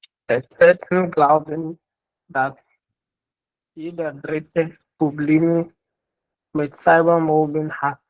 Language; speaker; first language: German; non-native, learner; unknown